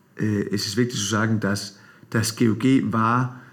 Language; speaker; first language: Danish; native; Danish